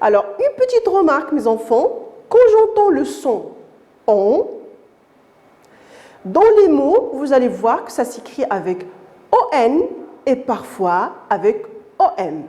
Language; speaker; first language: French; non-native, local second language; Arabic